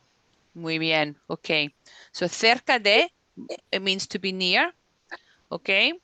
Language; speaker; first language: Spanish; non-native, fluent; English